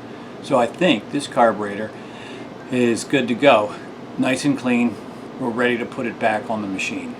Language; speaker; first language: English; native; English